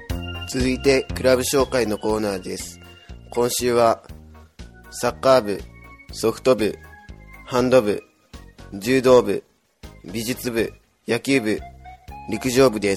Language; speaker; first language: Japanese; native; Japanese